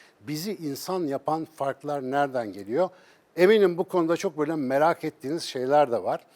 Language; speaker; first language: Turkish; native; Turkish